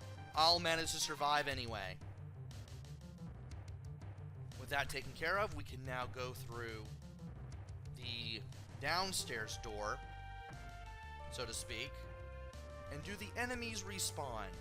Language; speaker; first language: English; native; English